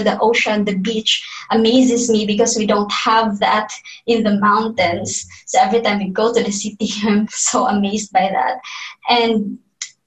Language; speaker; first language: English; non-native, local second language; Cebuano